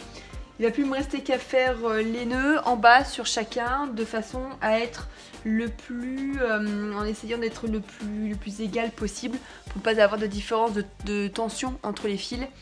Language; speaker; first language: French; native; French